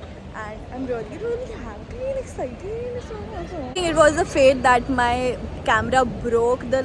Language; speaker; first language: English; non-native, local second language; Hindi